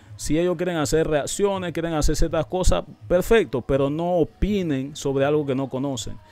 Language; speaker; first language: Spanish; non-native, local second language; English